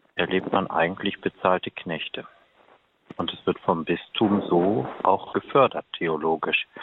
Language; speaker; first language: German; native; German